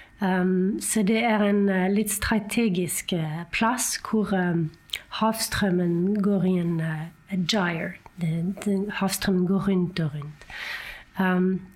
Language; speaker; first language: Norwegian; non-native, fluent; French